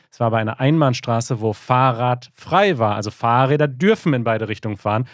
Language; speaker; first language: German; native; German